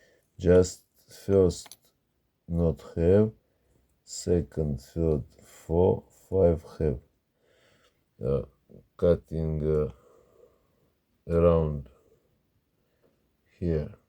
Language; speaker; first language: English; non-native, learner; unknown